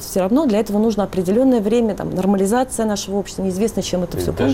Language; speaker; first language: Russian; native; Russian